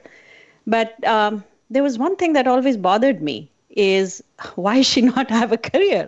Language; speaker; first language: English; non-native, local second language; Hindi